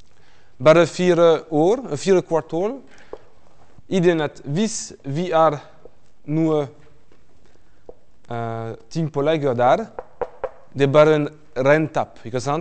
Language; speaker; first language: Norwegian; non-native, fluent; French